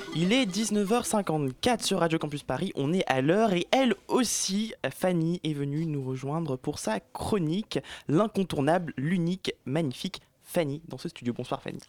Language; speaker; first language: French; native; French